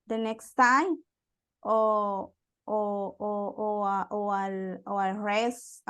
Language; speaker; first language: English; non-native, learner; Spanish